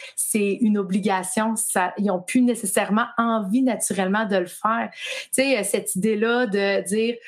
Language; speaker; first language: French; native; French